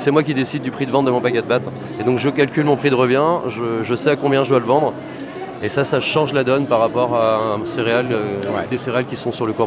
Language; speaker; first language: French; native; French